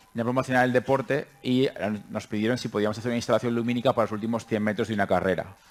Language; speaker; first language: Spanish; native; Spanish